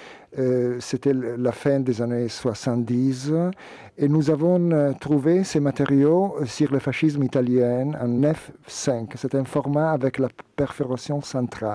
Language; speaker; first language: French; non-native, fluent; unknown